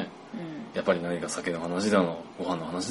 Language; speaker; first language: Japanese; native; Japanese